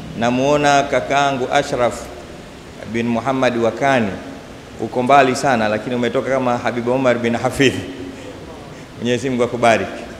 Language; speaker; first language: Swahili; native; Swahili